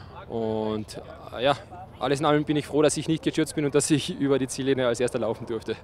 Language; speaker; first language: German; native; German